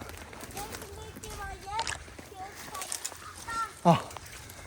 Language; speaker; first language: German; native; German